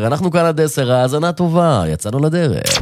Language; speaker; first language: Hebrew; native; Hebrew